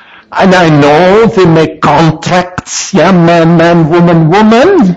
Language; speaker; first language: English; native; English